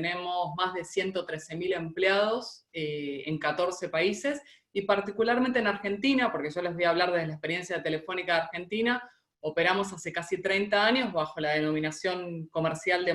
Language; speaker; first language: Spanish; native; Spanish